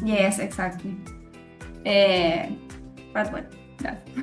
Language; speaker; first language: English; non-native, learner; Spanish